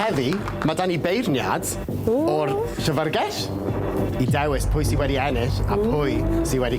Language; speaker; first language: Welsh; native; Welsh